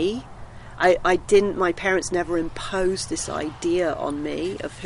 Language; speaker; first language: English; native; English